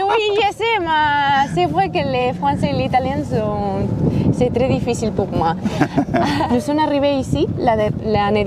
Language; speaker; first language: French; non-native, learner; Spanish